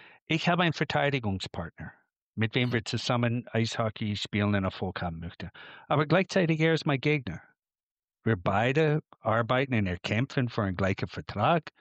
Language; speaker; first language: German; non-native, fluent; English